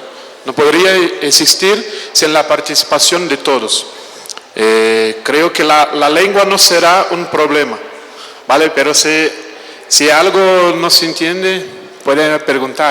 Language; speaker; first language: Spanish; non-native, fluent; Portuguese